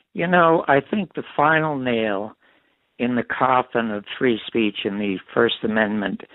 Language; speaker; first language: English; native; English